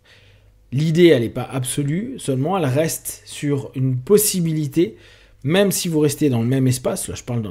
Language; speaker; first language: French; native; French